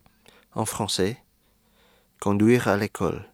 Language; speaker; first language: French; non-native, fluent; Indonesian